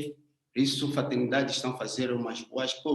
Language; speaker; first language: Portuguese; non-native, learner; Swahili